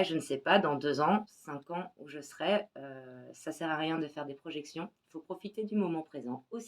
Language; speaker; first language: French; native; French